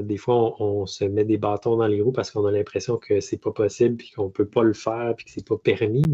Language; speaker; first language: French; native; French